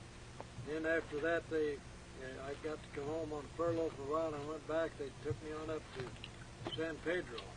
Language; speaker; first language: English; native; English